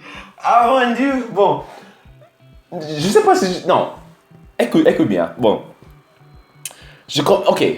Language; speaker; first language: French; non-native, fluent; English